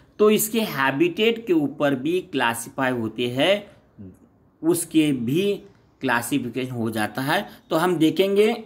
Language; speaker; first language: Hindi; non-native, local second language; Marathi